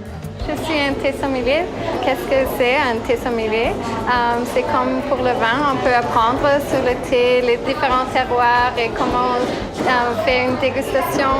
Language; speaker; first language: French; non-native, fluent; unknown